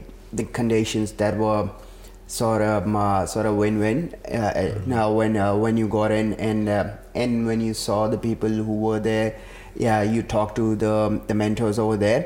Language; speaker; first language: English; non-native, local second language; Urdu